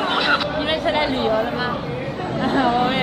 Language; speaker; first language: Chinese; non-native, learner; Italian